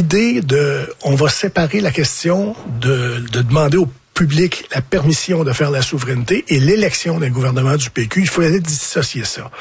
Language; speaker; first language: French; native; French